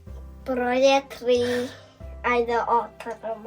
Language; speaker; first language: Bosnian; early bilingual, heritage; Serbian